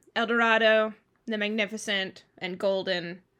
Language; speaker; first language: English; early bilingual, other home language; Thai